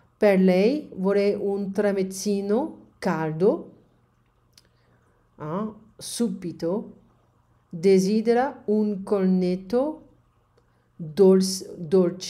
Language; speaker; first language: Italian; non-native, learner; French